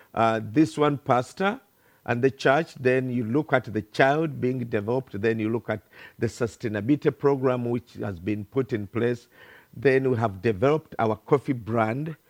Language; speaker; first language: English; non-native, local second language; Ganda